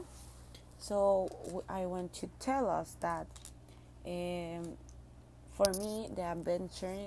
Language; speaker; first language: English; non-native, learner; Spanish